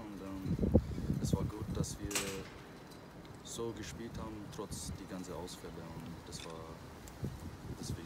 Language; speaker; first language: German; non-native, fluent; English